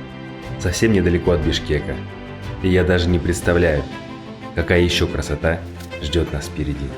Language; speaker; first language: Russian; native; Russian